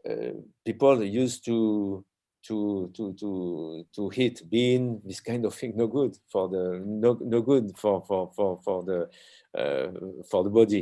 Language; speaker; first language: English; non-native, learner; French